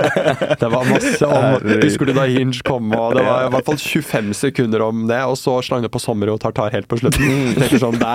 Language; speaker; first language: Norwegian; native; Norwegian